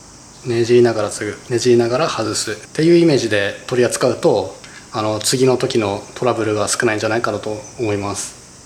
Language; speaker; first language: Japanese; native; Japanese